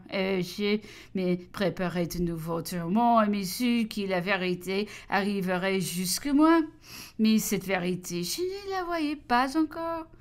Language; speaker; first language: French; non-native, fluent; English